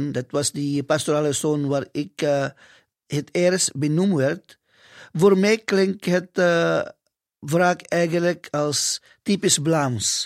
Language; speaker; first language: Dutch; non-native, fluent; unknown